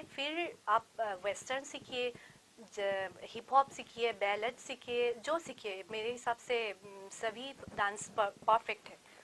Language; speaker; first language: Hindi; non-native, local second language; Assamese